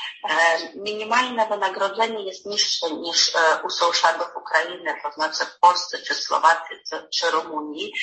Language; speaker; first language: Polish; non-native, fluent; Ukrainian